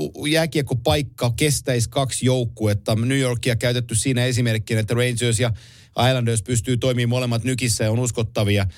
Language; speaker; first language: Finnish; native; Finnish